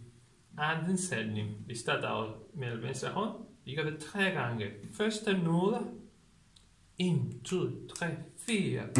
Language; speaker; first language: Danish; non-native, learner; Spanish